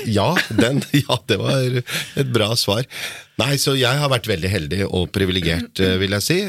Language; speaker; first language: Norwegian; early bilingual, other home language; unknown